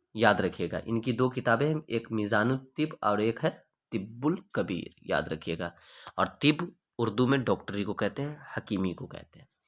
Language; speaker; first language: Urdu; native; Urdu